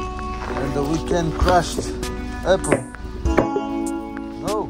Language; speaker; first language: English; non-native, learner; Russian